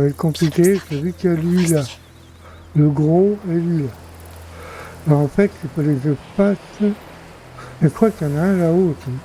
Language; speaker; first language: French; native; French